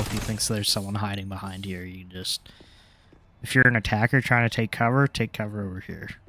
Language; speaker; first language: English; native; English